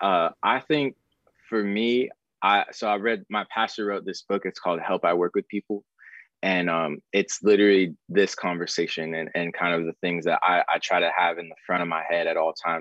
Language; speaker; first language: English; native; English